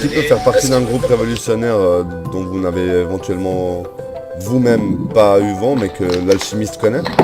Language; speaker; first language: French; native; French